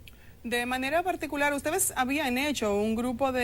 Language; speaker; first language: Spanish; native; Spanish